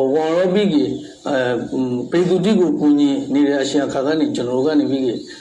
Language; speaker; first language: Burmese; non-native, local second language; Rohingya